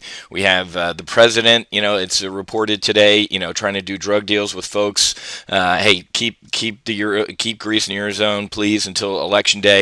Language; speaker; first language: English; native; English